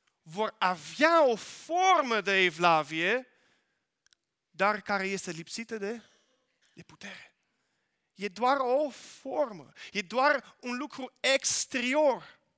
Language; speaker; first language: Romanian; non-native, fluent; Dutch